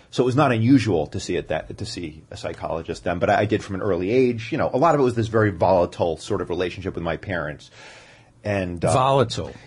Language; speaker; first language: English; native; English